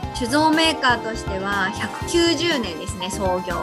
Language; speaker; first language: Japanese; native; Japanese